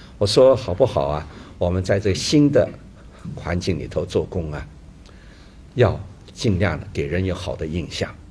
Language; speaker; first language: Chinese; native; Chinese